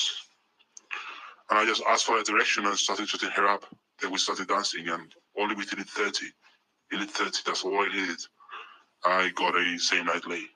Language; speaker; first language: English; non-native, fluent; Spanish